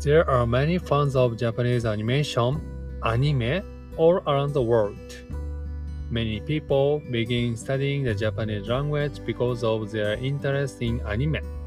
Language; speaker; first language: English; non-native, learner; Japanese